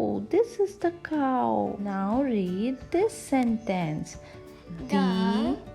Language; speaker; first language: English; non-native, local second language; Hindi